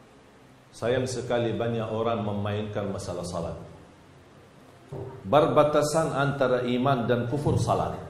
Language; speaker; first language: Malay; non-native, fluent; Arabic